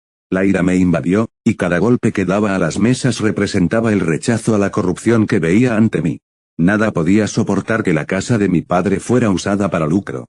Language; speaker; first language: Spanish; native; Spanish